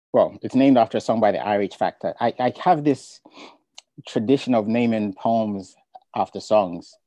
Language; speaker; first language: English; non-native, local second language; Ga